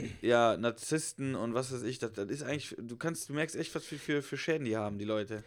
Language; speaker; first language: German; native; German